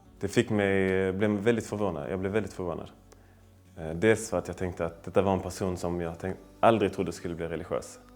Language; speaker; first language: Swedish; native; Swedish